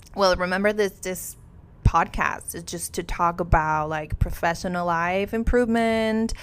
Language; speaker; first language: English; non-native, fluent; Spanish